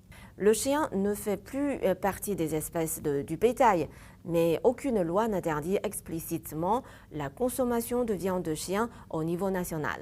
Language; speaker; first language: French; non-native, fluent; Chinese